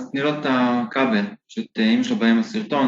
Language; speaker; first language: Hebrew; native; Hebrew